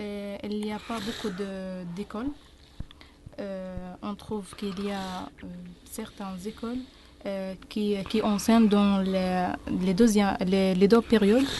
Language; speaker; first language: French; non-native, learner; Arabic